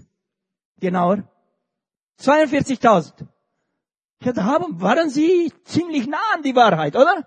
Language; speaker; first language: German; non-native, fluent; Romanian